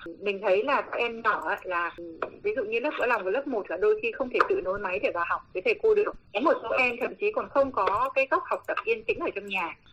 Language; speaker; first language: Vietnamese; native; Vietnamese